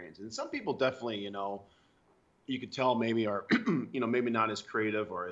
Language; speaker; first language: English; native; English